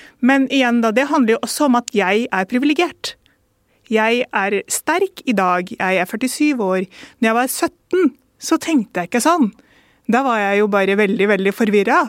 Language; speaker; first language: Norwegian; early bilingual, other home language; Urdu